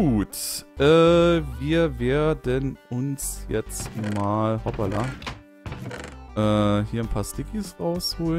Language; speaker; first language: German; native; German